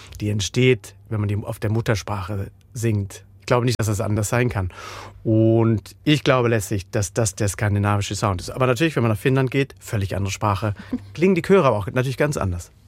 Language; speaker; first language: German; native; German